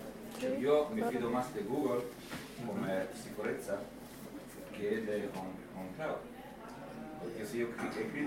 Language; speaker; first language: Spanish; non-native, learner; Italian